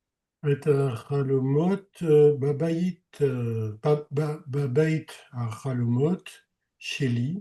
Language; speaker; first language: Hebrew; non-native, learner; French